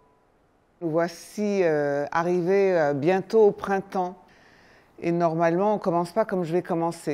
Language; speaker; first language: French; native; French